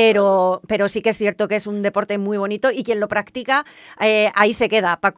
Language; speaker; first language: Spanish; native; Spanish